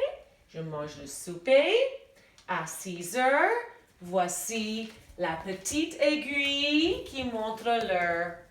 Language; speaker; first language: French; non-native, fluent; English